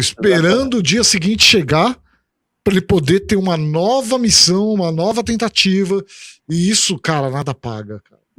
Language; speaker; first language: Portuguese; native; Portuguese